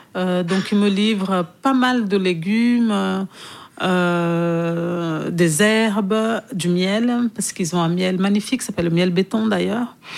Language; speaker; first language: French; non-native, fluent; Portuguese